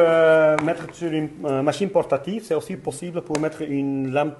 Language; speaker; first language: French; non-native, local second language; Dutch